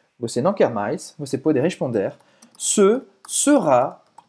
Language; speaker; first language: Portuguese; non-native, fluent; French